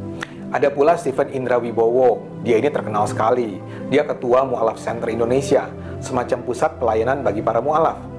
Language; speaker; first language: Indonesian; native; Indonesian